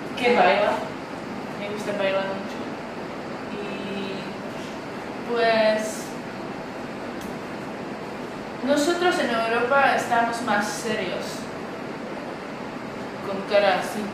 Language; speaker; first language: Spanish; non-native, learner; Czech